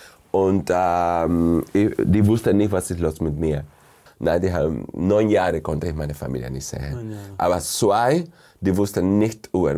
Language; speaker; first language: German; non-native, fluent; Spanish